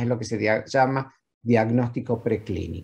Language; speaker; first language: Spanish; native; Spanish